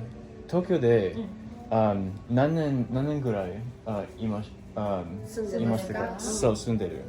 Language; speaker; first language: Japanese; non-native, learner; English